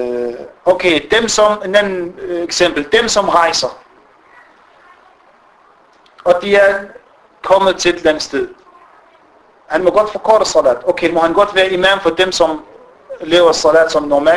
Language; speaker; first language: Danish; non-native, fluent; Arabic